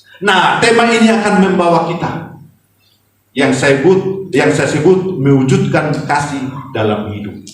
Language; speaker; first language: Indonesian; non-native, local second language; Batak Toba